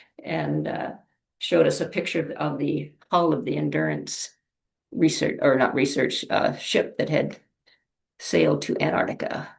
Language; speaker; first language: English; native; English